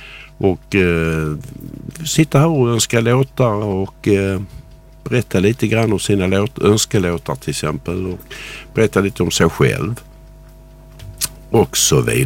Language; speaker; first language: Swedish; native; Swedish